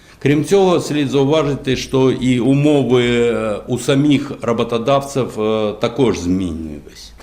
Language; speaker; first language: Ukrainian; non-native, local second language; Russian